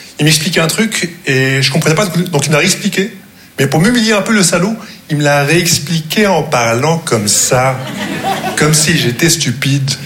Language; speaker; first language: French; non-native, local second language; Arabic